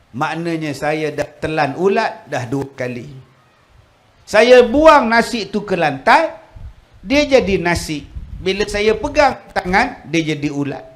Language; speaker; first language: Malay; native; Malay